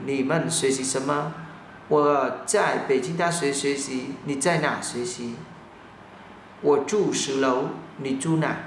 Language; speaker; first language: Chinese; non-native, fluent; Vietnamese